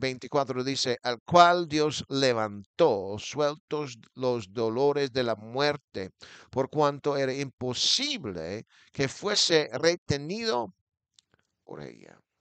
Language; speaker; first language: Spanish; non-native, fluent; English